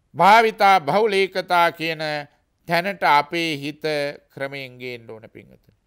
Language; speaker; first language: Sinhala; native; Sinhala